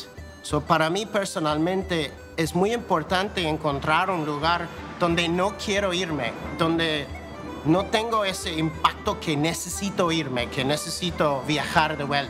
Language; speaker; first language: Spanish; non-native, fluent; English